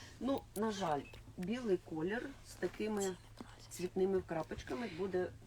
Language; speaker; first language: Ukrainian; non-native, local second language; Russian